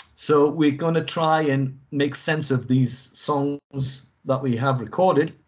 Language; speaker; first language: English; native; English